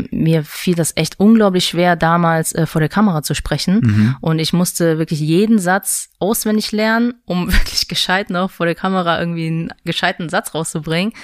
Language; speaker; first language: German; native; German